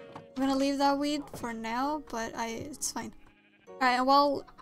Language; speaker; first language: English; non-native, fluent; Swedish